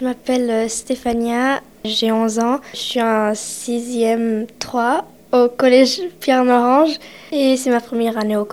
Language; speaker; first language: French; early bilingual, other home language; Romanian